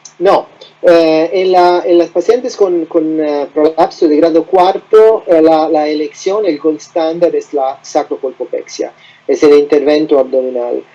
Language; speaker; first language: Spanish; non-native, fluent; Italian